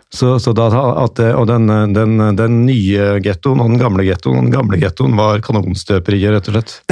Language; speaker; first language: Norwegian; native; Norwegian